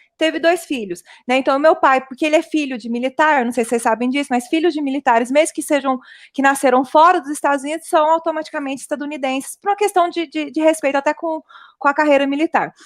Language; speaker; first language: Portuguese; early bilingual, heritage; Portuguese